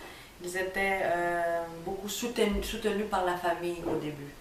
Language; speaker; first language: French; early bilingual, other home language; Greek